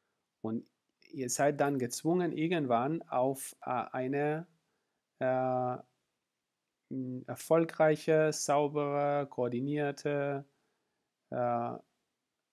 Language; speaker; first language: German; non-native, fluent; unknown